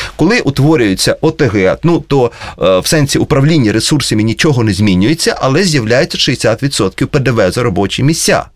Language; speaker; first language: Ukrainian; native; Ukrainian